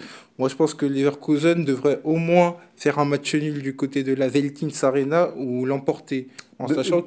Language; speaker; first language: French; native; French